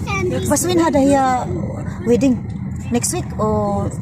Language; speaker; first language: Arabic; non-native, learner; Filipino